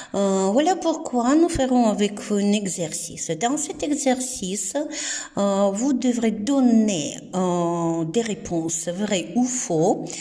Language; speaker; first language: French; non-native, fluent; Ukrainian